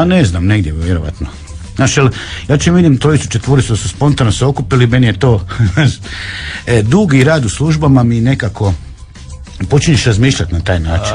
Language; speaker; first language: Croatian; native; Croatian